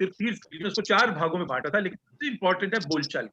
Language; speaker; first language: Hindi; native; Hindi